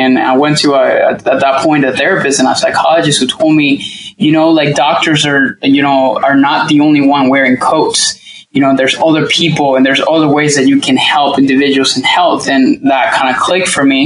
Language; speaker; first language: English; non-native, fluent; Spanish